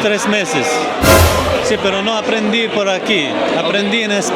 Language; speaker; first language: Spanish; non-native, learner; Arabic